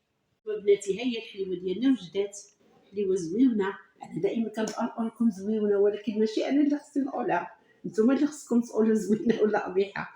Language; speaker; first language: Arabic; native; Arabic